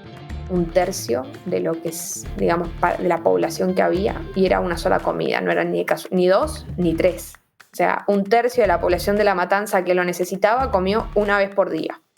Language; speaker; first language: Spanish; native; Spanish